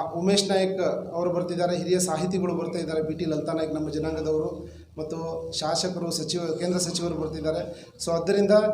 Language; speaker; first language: Kannada; non-native, local second language; Lambadi